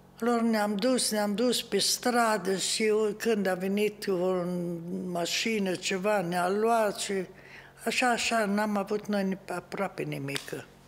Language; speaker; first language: Romanian; non-native, local second language; German